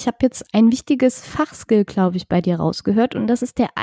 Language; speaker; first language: German; native; German